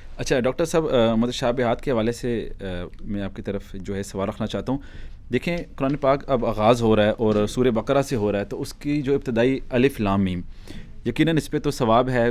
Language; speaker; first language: Urdu; native; Urdu